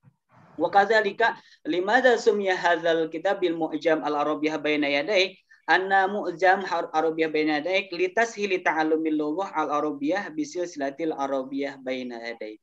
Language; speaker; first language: Arabic; non-native, learner; Indonesian